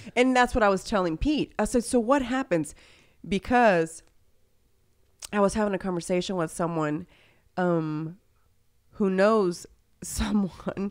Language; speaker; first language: English; early bilingual, other home language; Spanish